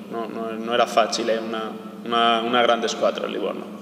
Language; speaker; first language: Italian; non-native, learner; Spanish